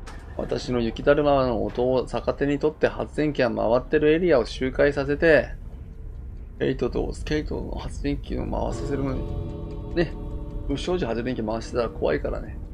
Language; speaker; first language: Japanese; native; Japanese